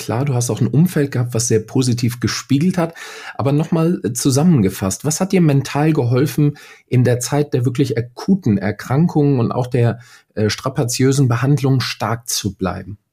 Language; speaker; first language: German; native; German